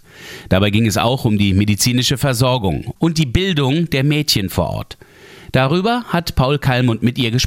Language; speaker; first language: German; native; German